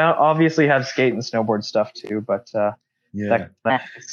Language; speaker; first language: English; native; English